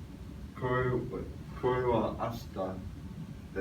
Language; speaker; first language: Japanese; non-native, learner; English